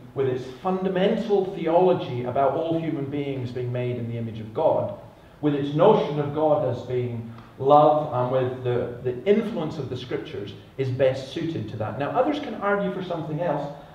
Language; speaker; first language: English; native; English